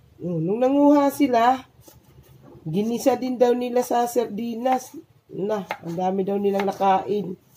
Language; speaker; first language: Filipino; non-native, local second language; Cebuano